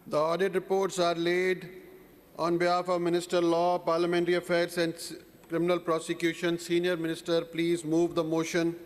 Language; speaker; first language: English; non-native, local second language; Urdu